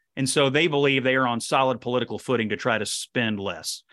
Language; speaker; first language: English; native; English